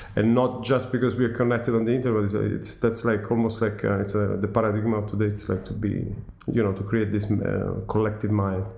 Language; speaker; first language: English; non-native, fluent; Italian